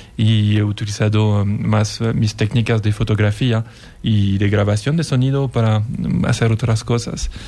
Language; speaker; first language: Spanish; non-native, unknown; French